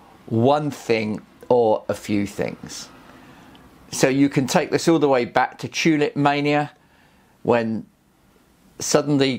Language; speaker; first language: English; native; English